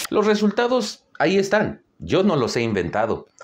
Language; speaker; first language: Spanish; native; Spanish